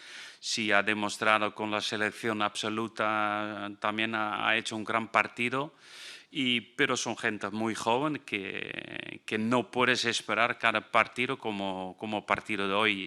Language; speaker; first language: Spanish; non-native, fluent; Dutch